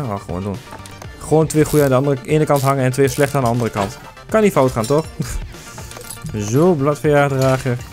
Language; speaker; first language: Dutch; native; Dutch